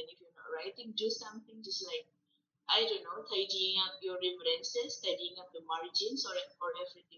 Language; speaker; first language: English; non-native, fluent; Malay